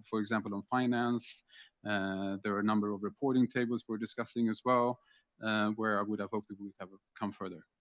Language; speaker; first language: English; non-native, fluent; Swedish